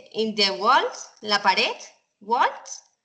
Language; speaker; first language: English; non-native, learner; Spanish